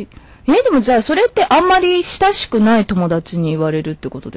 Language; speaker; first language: Japanese; native; Japanese